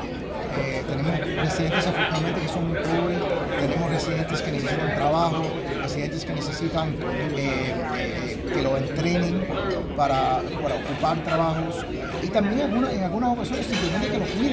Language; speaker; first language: Spanish; early bilingual, heritage; Spanish